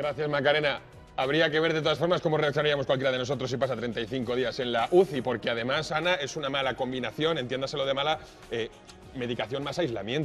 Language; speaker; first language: Spanish; native; Spanish